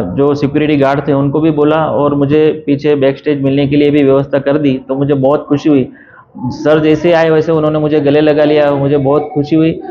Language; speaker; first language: Hindi; non-native, local second language; Marathi